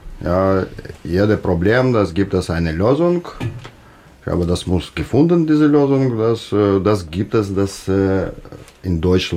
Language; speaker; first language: German; non-native, learner; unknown